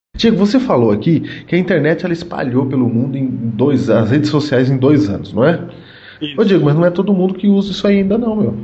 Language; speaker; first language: Portuguese; native; Portuguese